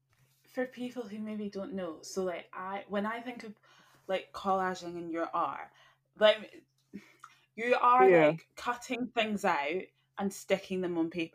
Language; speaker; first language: English; native; English